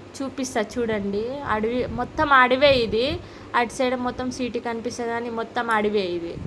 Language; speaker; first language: Telugu; non-native, local second language; Lambadi